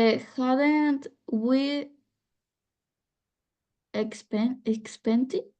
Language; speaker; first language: English; non-native, learner; Spanish